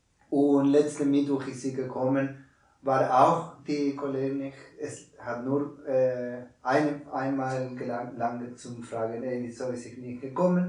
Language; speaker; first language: German; non-native, learner; Spanish